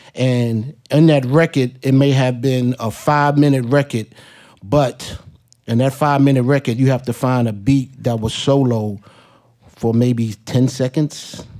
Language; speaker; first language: English; native; English